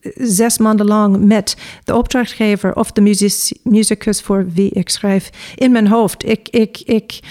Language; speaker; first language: Dutch; non-native, fluent; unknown